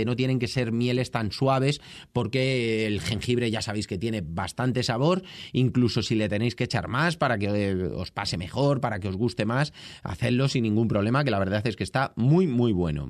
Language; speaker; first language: Spanish; native; Spanish